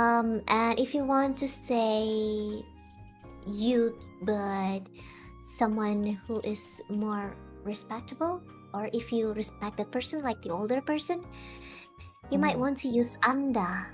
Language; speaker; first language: English; non-native, fluent; Indonesian